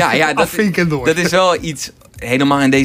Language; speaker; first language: Dutch; native; Dutch